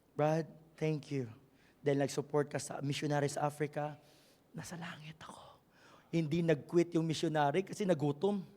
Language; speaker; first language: Filipino; native; Filipino